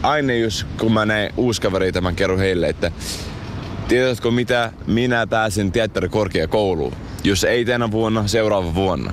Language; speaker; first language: Finnish; non-native, fluent; Arabic